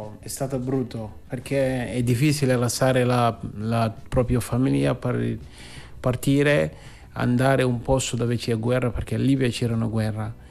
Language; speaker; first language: Italian; non-native, learner; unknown